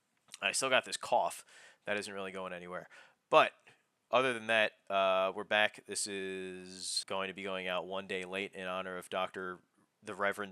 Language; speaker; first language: English; native; English